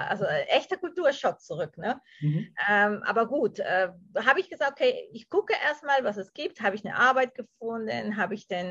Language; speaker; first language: German; non-native, fluent; Spanish